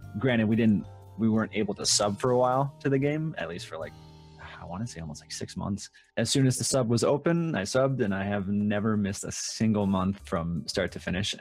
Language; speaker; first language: English; native; English